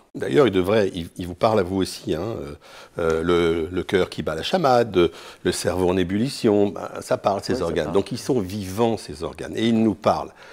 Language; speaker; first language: French; native; French